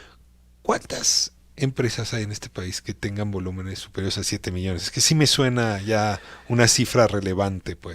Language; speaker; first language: Spanish; native; Spanish